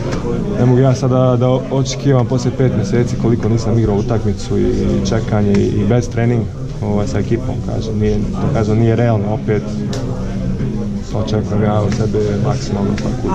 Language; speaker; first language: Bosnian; early bilingual, heritage; Croatian